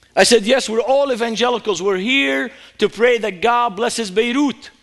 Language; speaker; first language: English; non-native, fluent; Arabic